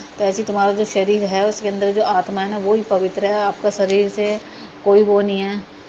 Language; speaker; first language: Hindi; native; Hindi